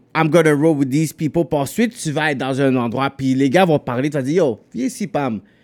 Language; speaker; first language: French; native; French